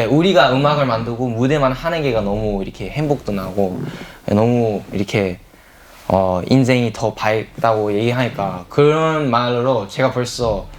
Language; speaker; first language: Korean; early bilingual, heritage; English